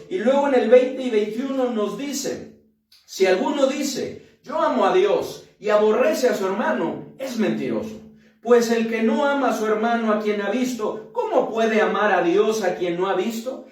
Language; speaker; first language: Spanish; native; Spanish